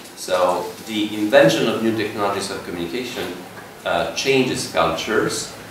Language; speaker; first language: English; non-native, fluent; Italian